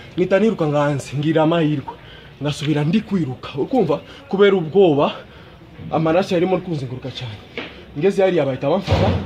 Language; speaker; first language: Kinyarwanda; non-native, fluent; Swahili